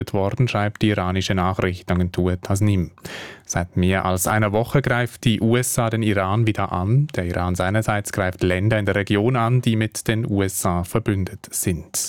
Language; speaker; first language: German; native; German